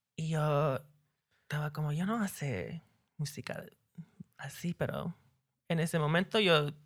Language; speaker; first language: Spanish; early bilingual, heritage; Spanish